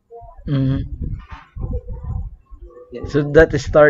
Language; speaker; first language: English; non-native, learner; Filipino